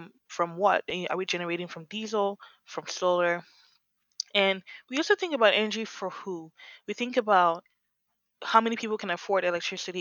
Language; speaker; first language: English; non-native, local second language; Yoruba